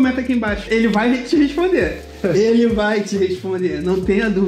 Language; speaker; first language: Portuguese; native; Portuguese